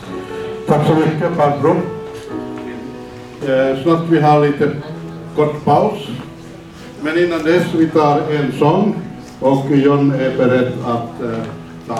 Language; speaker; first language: Swedish; non-native, fluent; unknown